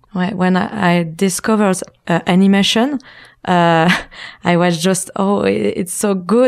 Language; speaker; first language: English; non-native, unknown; French